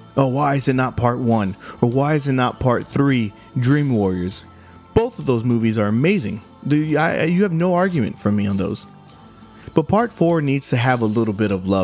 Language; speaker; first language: English; native; English